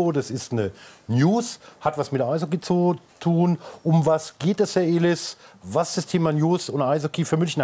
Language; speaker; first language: German; native; German